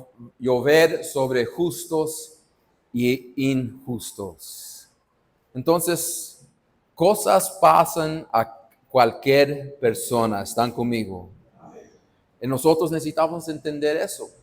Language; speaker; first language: Spanish; non-native, fluent; English